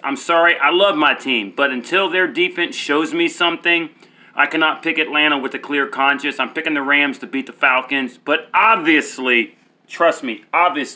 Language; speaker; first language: English; native; English